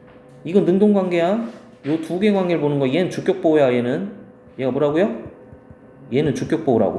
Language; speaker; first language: Korean; native; Korean